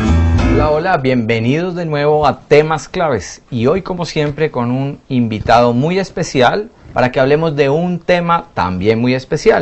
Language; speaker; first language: Spanish; native; Spanish